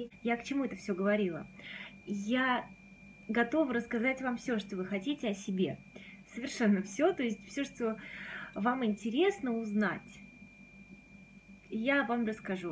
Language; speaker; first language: Russian; native; Russian